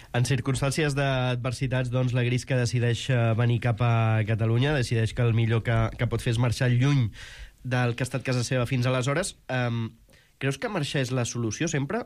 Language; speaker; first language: Catalan; native; Catalan